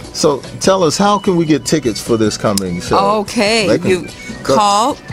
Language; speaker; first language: English; native; English